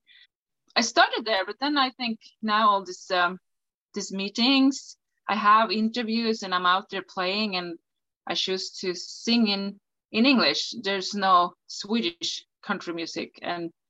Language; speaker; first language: English; non-native, fluent; Swedish